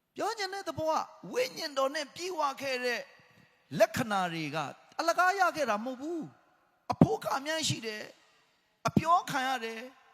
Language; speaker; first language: Burmese; non-native, local second language; Hakha Chin